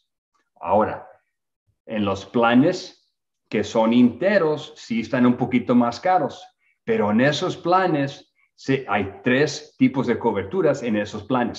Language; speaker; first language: Spanish; early bilingual, other home language; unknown